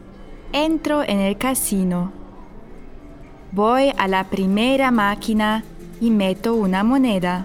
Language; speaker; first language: Spanish; non-native, fluent; German